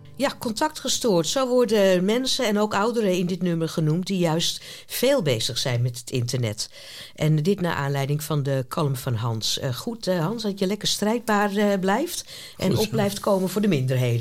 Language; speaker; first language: Dutch; native; Dutch